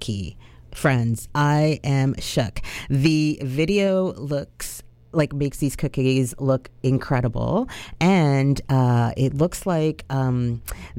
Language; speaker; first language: English; native; English